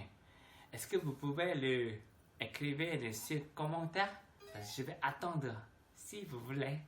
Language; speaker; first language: French; non-native, learner; Korean